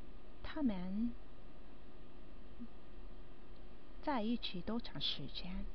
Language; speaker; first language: Chinese; non-native, learner; Japanese